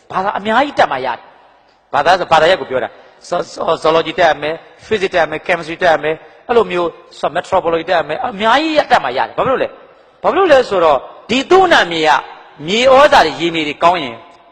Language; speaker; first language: Burmese; non-native, local second language; Mon